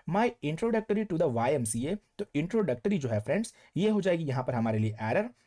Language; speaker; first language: Hindi; non-native, local second language; Gujarati